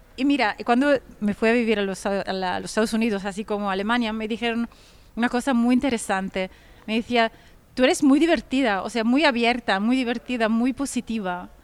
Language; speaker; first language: Spanish; non-native, fluent; Italian